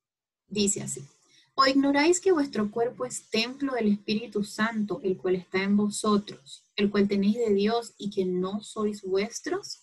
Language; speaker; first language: Spanish; native; Spanish